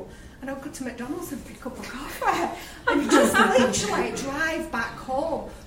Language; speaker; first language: English; native; English